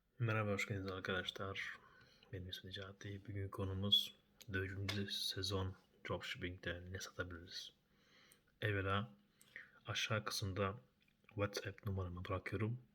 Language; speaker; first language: Turkish; early bilingual, heritage; Turkish